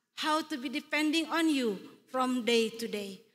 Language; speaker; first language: English; non-native, fluent; Indonesian